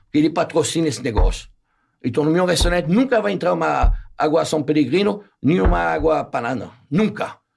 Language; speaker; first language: Portuguese; non-native, fluent; French